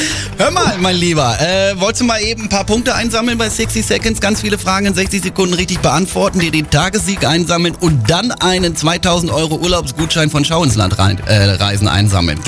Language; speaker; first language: German; native; German